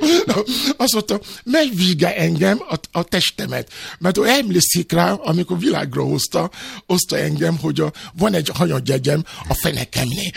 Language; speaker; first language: Hungarian; non-native, fluent; Yoruba